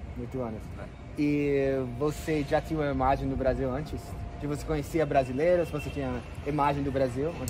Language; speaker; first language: Portuguese; non-native, fluent; English